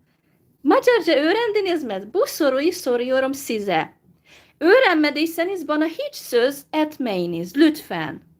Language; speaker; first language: Turkish; non-native, fluent; Hungarian